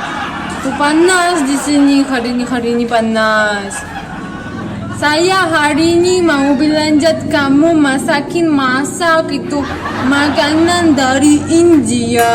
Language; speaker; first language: Indonesian; non-native, learner; Russian